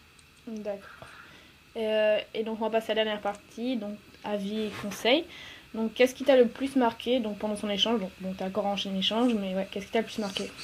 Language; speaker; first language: French; native; French